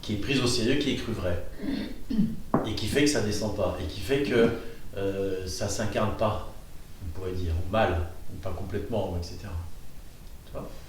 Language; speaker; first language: French; native; French